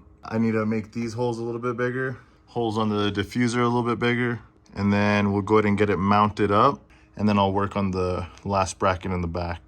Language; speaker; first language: English; native; English